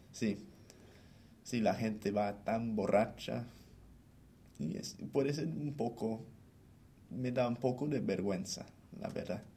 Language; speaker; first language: Spanish; non-native, fluent; English